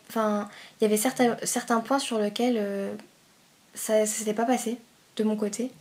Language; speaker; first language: French; early bilingual, other home language; Persian